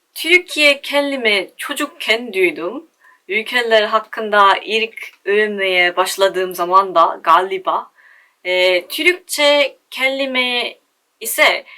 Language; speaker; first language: Turkish; non-native, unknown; Korean